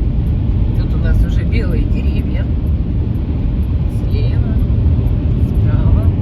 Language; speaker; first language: Russian; native; Russian